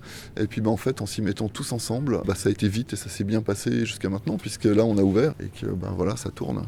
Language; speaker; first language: French; native; French